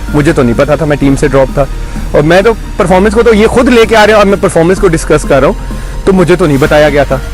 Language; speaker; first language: Hindi; non-native, local second language; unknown